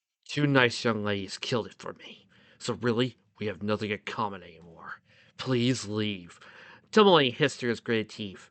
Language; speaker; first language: English; native; English